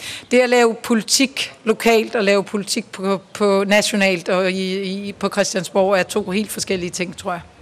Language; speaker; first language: Danish; native; Danish